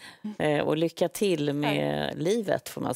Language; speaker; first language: Swedish; native; Swedish